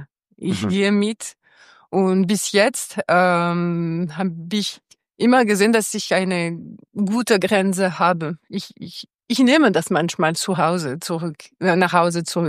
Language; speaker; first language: German; non-native, local second language; French